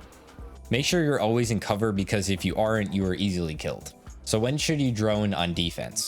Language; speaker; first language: English; native; English